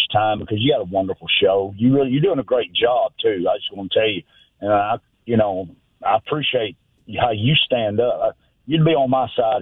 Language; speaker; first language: English; native; English